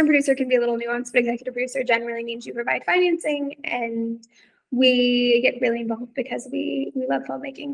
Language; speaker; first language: English; native; English